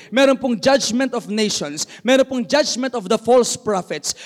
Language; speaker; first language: English; non-native, local second language; Filipino